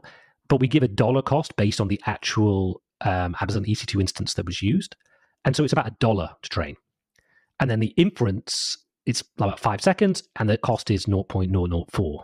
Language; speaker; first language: English; native; English